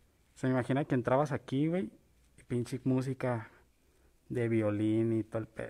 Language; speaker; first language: Spanish; native; Spanish